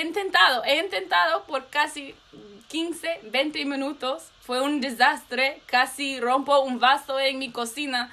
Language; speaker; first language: Spanish; non-native, learner; English